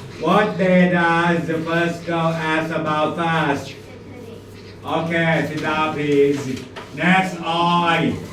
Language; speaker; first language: English; non-native, fluent; Thai